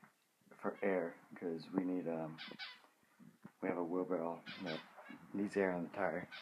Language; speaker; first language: English; native; English